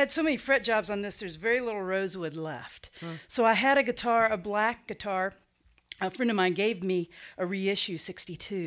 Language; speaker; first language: English; native; English